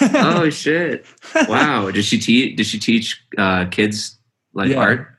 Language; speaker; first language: English; early bilingual, other home language; Hindi